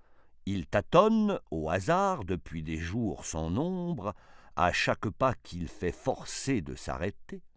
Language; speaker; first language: French; native; French